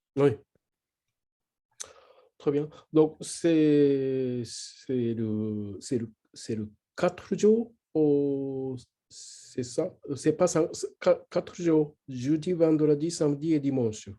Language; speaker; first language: French; non-native, learner; Japanese